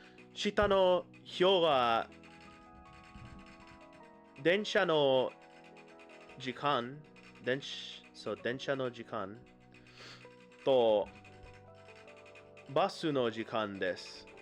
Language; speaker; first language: Japanese; non-native, learner; English